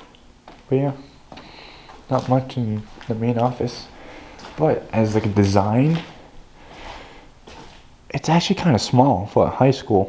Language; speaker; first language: English; native; English